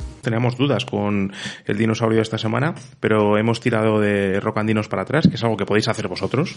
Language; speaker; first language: Spanish; native; Spanish